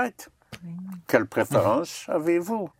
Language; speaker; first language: French; non-native, fluent; English